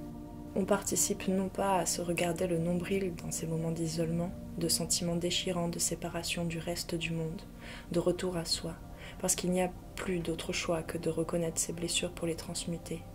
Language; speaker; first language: French; native; French